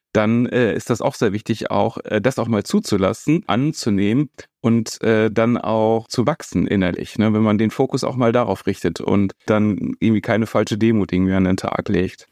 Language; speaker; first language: German; native; German